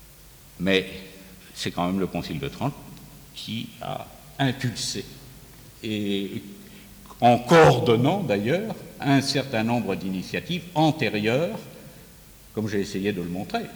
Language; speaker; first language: French; native; French